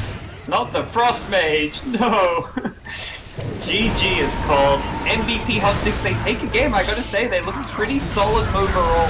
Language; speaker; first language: English; native; English